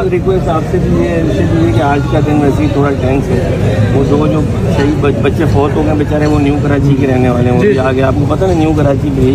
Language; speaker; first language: Urdu; native; Urdu